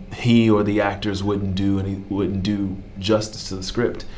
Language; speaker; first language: English; native; English